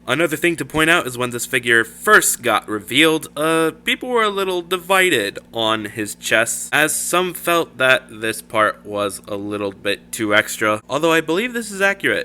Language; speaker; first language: English; native; English